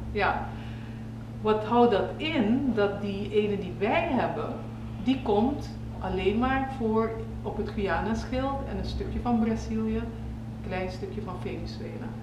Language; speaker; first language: Dutch; native; Dutch